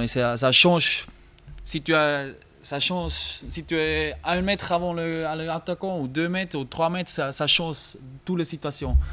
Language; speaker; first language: French; non-native, learner; German